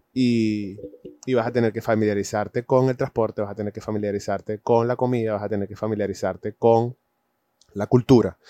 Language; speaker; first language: Spanish; native; Spanish